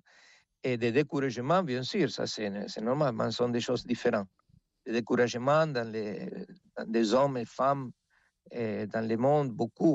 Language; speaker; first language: French; non-native, fluent; Spanish